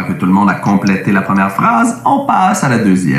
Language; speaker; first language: French; native; French